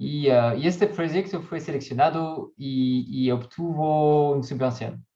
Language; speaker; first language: Spanish; non-native, learner; French